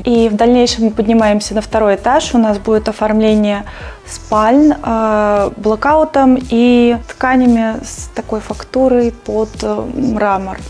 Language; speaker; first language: Russian; native; Russian